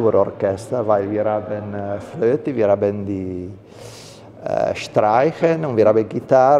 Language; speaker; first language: German; non-native, learner; Italian